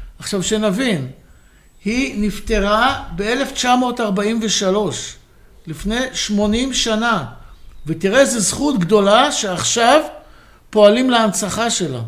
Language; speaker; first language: Hebrew; native; Hebrew